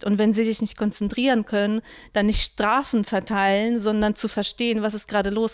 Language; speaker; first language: German; native; German